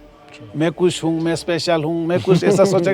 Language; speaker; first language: Hindi; non-native, local second language; Ladakhi